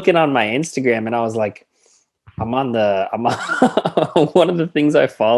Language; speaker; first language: English; native; English